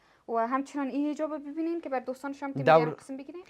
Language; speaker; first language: Persian; native; Persian